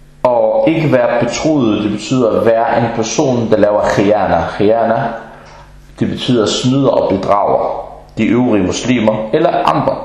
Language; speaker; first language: Danish; early bilingual, other home language; Arabic